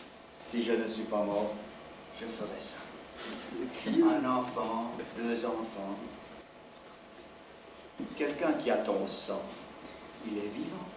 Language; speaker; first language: French; non-native, fluent; Italian